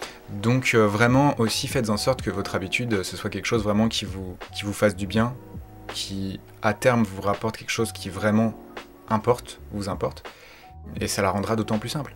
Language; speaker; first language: French; native; French